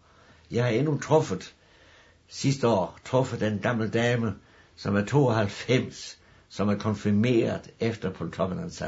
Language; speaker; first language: Danish; native; Danish